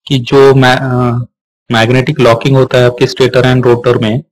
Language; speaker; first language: Hindi; non-native, local second language; Marathi